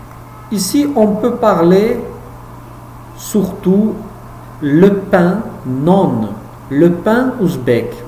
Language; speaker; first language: French; non-native, fluent; Uzbek